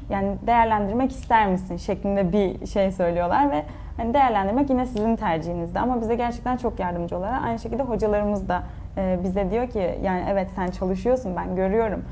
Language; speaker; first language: Turkish; native; Turkish